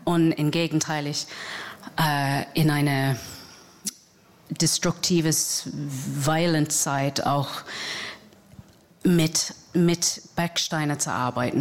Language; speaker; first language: German; non-native, fluent; English